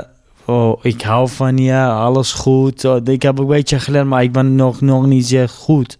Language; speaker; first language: Dutch; non-native, learner; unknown